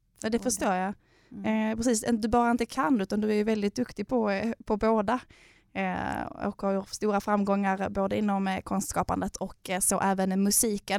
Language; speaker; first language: Swedish; native; Swedish